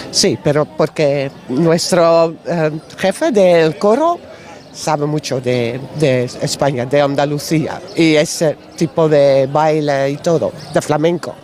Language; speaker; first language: Spanish; non-native, learner; Dutch